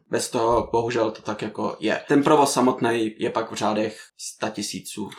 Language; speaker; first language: Czech; native; Czech